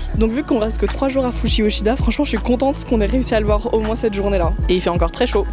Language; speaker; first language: French; native; French